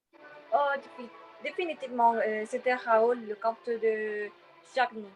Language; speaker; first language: French; non-native, learner; Spanish